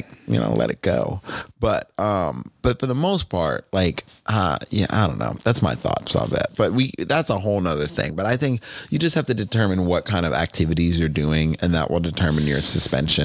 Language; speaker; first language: English; native; English